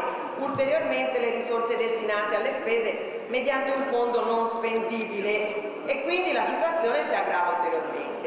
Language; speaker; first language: Italian; native; Italian